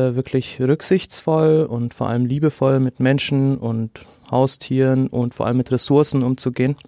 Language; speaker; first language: German; early bilingual, other home language; Arabic